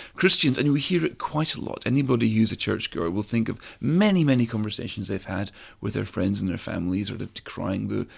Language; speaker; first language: English; native; English